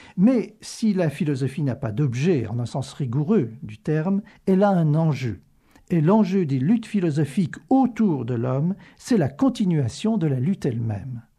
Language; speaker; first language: French; native; French